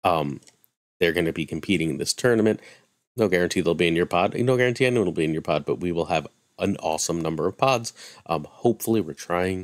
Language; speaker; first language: English; native; English